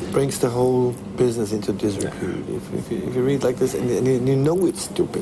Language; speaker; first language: English; non-native, fluent; German